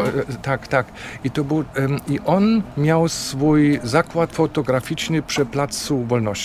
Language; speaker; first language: Polish; non-native, fluent; German